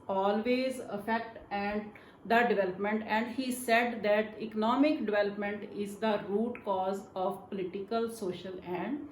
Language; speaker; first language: English; non-native, local second language; Punjabi